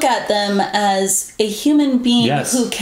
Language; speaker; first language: English; native; English